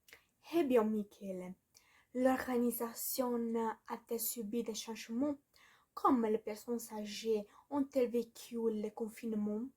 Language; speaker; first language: French; non-native, learner; Italian